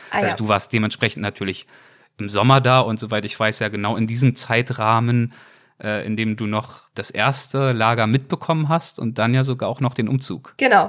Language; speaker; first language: German; native; German